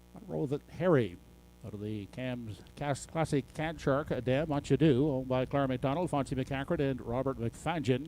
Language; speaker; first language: English; native; English